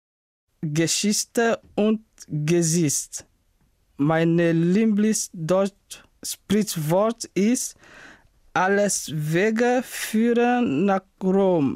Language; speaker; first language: German; non-native, learner; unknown